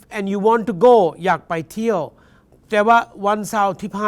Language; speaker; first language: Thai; non-native, learner; English